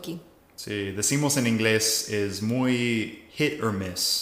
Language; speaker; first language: Spanish; non-native, fluent; English